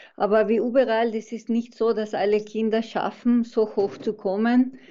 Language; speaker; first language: German; non-native, fluent; Spanish